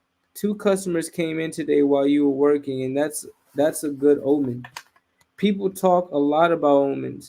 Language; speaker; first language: English; native; English